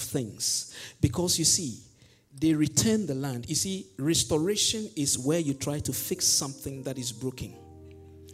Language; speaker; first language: English; non-native, local second language; Ewe